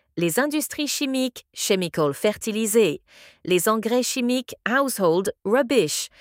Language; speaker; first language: French; native; French